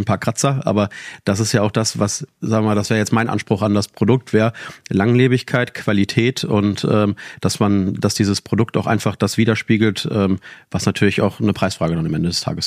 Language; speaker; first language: German; native; German